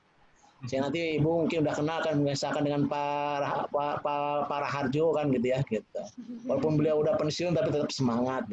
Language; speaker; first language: Indonesian; native; Indonesian